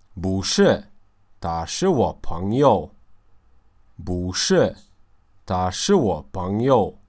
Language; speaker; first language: Chinese; non-native, learner; Russian